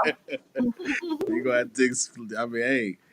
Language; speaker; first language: English; native; English